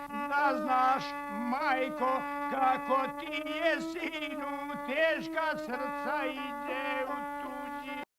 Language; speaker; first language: Bosnian; native; Bosnian